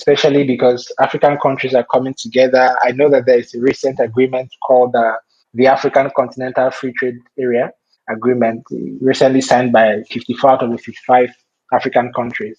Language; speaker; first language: English; non-native, local second language; Igbo